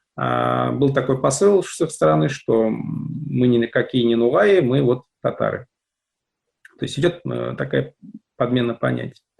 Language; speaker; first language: Russian; native; Russian